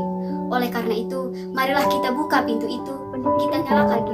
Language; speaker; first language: Indonesian; native; Indonesian